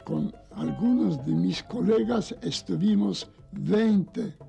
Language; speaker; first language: Spanish; non-native, learner; Yiddish